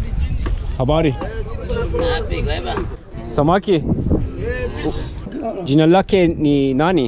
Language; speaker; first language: Swahili; non-native, learner; Turkish